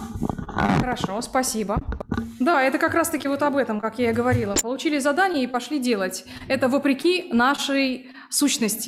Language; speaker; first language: Russian; native; Russian